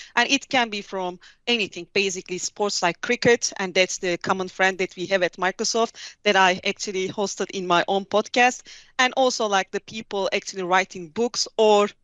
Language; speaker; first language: English; non-native, fluent; Turkish